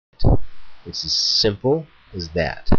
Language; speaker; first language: English; native; English